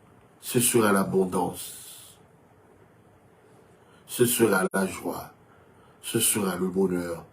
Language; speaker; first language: French; non-native, local second language; Haitian Creole